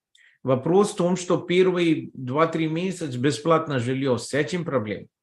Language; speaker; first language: Russian; non-native, fluent; Telugu